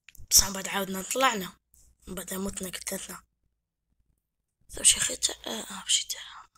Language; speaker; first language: Arabic; native; Arabic